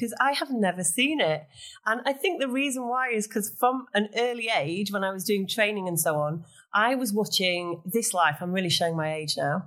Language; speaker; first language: English; native; English